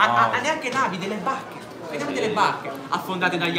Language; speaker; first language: Italian; native; Italian